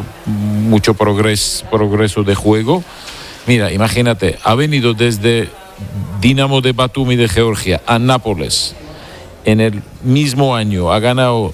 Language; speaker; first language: Spanish; non-native, fluent; Georgian